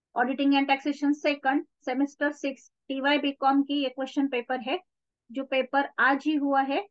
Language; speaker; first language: Hindi; non-native, local second language; Marathi